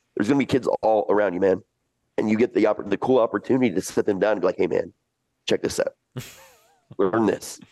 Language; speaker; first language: English; early bilingual, other home language; Italian